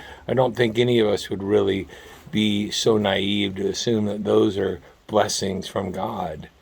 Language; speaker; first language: English; native; English